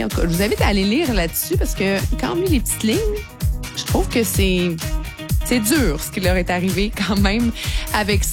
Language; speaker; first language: French; native; French